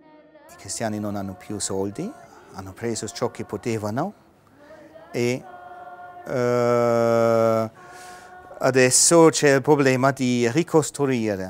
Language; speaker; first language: Italian; non-native, fluent; German